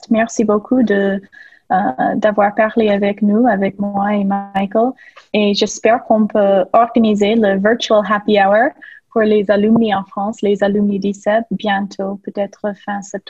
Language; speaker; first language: French; non-native, fluent; English